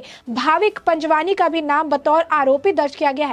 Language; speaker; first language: Hindi; native; Hindi